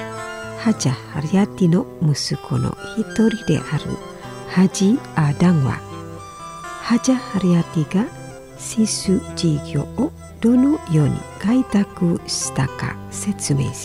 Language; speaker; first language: Japanese; non-native, learner; Indonesian